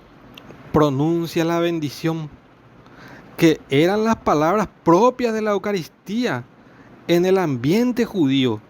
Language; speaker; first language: Spanish; native; Spanish